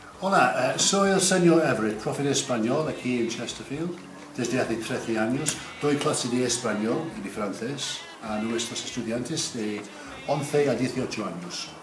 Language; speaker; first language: Spanish; non-native, fluent; English